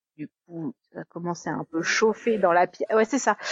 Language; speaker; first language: French; native; French